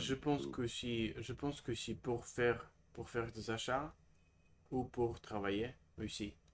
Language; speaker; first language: French; non-native, learner; Russian